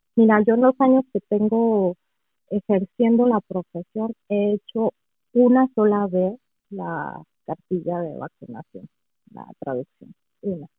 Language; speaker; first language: Spanish; native; Spanish